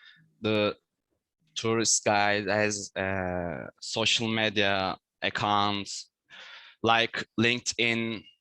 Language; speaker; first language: English; non-native, learner; Turkish